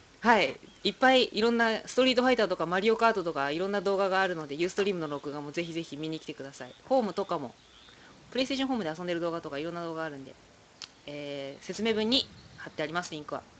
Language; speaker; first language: Japanese; native; Japanese